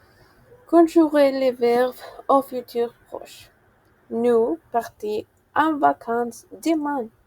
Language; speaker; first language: French; non-native, fluent; Spanish